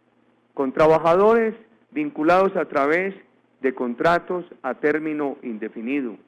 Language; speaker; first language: Spanish; native; Spanish